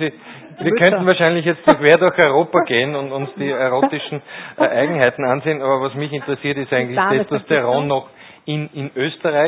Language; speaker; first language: German; native; German